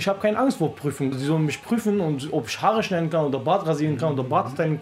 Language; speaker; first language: German; non-native, learner; Turkish